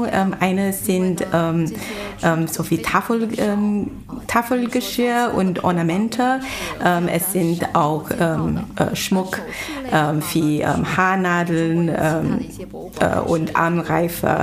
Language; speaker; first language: German; non-native, fluent; Chinese